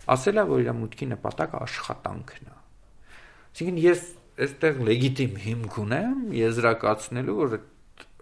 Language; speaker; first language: Armenian; native; Armenian